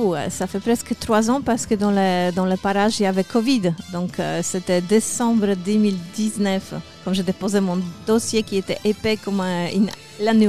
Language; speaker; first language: French; non-native, fluent; Polish